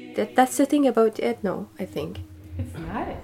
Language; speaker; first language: English; non-native, fluent; Persian